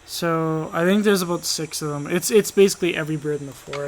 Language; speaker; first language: English; native; English